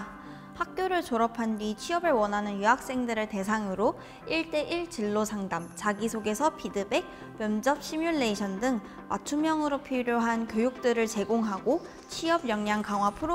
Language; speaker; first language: Korean; native; Korean